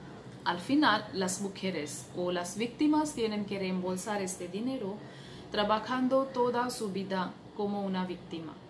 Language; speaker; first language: Spanish; non-native, fluent; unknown